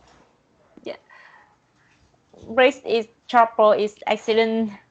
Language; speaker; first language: English; non-native, learner; Vietnamese